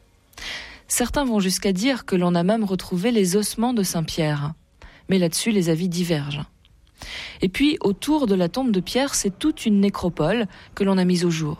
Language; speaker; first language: French; native; French